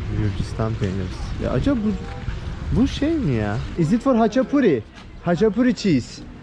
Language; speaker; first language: Turkish; native; Turkish